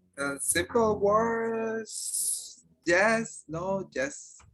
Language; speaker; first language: English; non-native, learner; Spanish